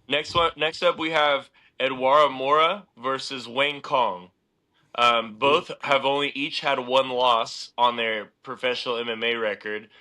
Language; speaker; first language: English; native; English